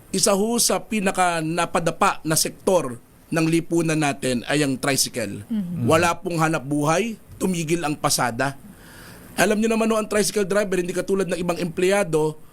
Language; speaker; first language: Filipino; native; Filipino